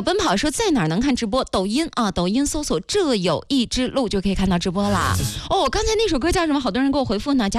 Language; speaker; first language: Chinese; native; Chinese